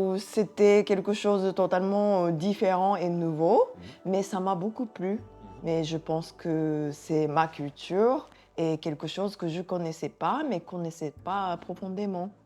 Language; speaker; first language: French; non-native, fluent; Japanese